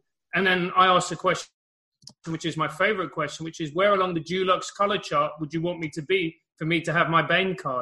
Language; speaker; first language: English; native; English